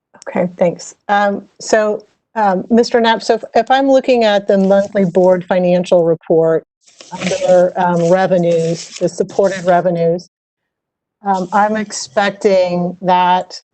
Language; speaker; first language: English; native; English